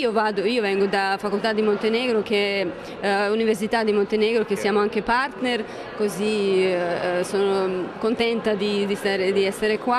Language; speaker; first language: Italian; non-native, fluent; Serbian